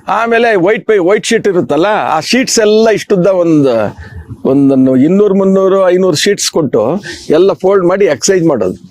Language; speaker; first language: Kannada; native; Kannada